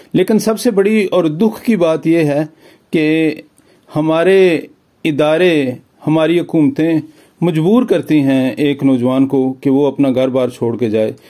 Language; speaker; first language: Urdu; non-native, local second language; Pahari-Potwari